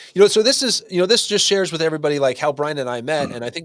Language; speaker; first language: English; native; English